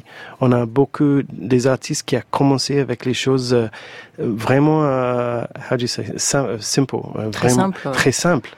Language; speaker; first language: French; non-native, fluent; English